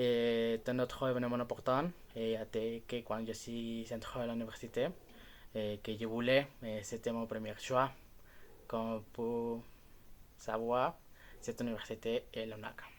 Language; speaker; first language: French; non-native, learner; Spanish